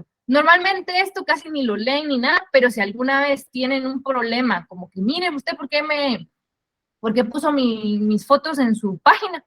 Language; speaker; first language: Spanish; native; Spanish